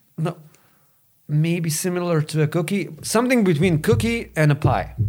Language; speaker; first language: English; non-native, fluent; Lithuanian